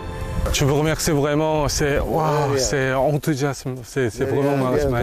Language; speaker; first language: French; non-native, learner; Korean